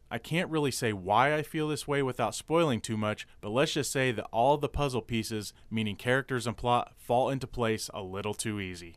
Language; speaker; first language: English; native; English